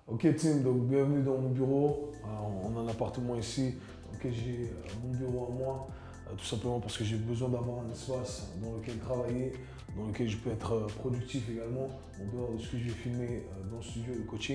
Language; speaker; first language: French; native; French